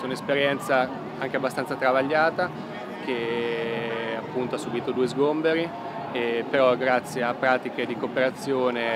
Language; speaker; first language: Italian; native; Italian